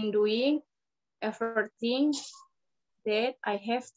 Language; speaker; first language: English; non-native, learner; Indonesian